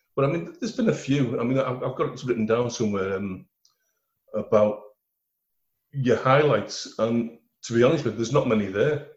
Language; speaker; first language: English; native; English